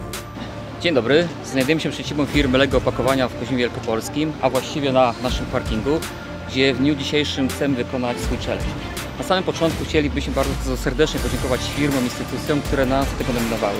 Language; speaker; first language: Polish; native; Polish